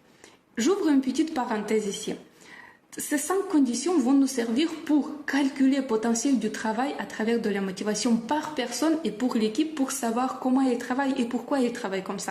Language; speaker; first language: French; non-native, fluent; Russian